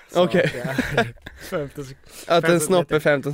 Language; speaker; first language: Swedish; native; Swedish